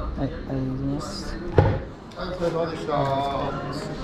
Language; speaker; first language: Japanese; non-native, learner; Nepali